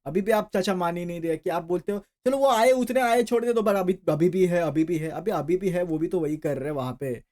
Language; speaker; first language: Hindi; native; Hindi